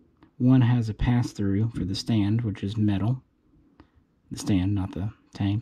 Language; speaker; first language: English; native; English